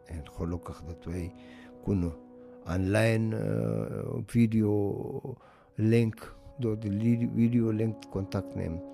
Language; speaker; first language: Dutch; non-native, learner; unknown